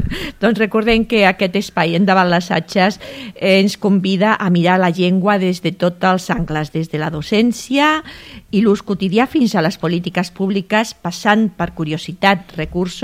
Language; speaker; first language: Catalan; native; Catalan